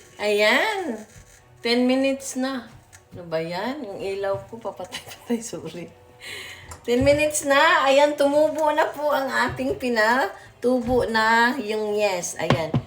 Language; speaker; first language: Filipino; non-native, local second language; Cebuano